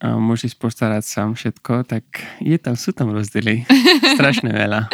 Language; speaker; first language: Slovak; non-native, learner; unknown